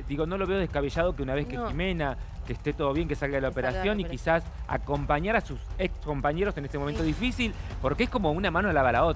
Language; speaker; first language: Spanish; native; Spanish